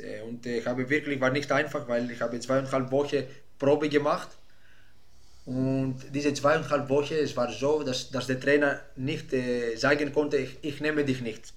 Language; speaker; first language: German; non-native, fluent; Greek